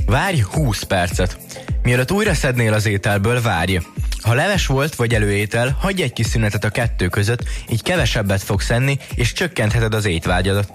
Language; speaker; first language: Hungarian; native; Hungarian